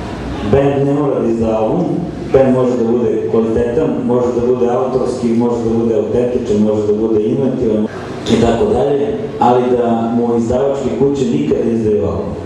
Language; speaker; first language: Serbian; native; Serbian